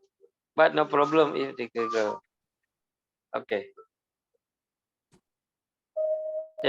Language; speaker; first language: English; non-native, learner; Malay